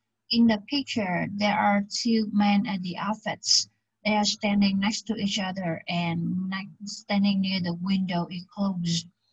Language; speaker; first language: English; non-native, fluent; Vietnamese